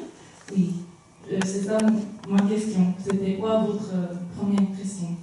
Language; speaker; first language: French; non-native, fluent; Korean